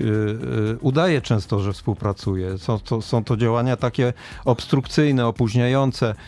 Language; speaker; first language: Polish; native; Polish